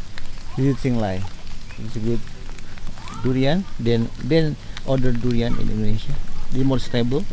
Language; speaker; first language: English; non-native, learner; Indonesian